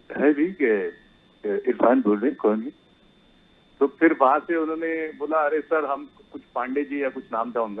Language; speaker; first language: Hindi; non-native, local second language; Marathi